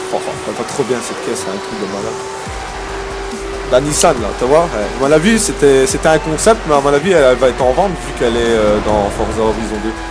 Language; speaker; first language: French; native; French